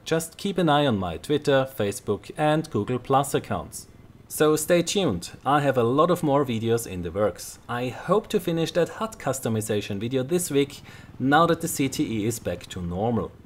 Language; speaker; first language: English; non-native, fluent; German